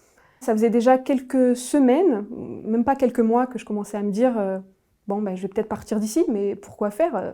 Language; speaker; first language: French; native; French